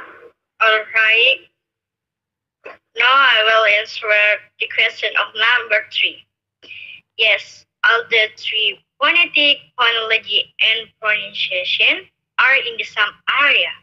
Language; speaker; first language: English; non-native, learner; Indonesian